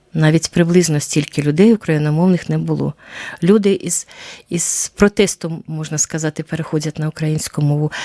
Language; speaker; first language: Ukrainian; native; Ukrainian